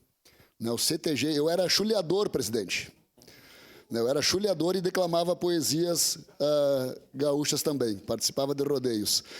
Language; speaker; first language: Portuguese; native; Portuguese